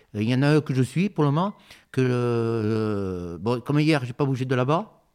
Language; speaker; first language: French; native; French